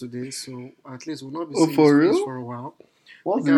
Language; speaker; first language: English; non-native, local second language; Yoruba